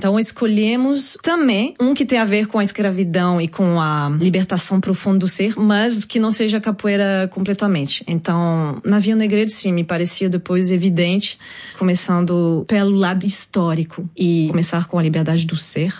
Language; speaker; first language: Portuguese; non-native, fluent; French